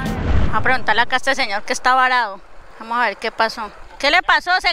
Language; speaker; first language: Spanish; native; Spanish